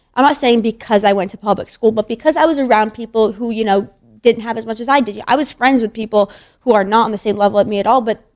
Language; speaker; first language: English; native; English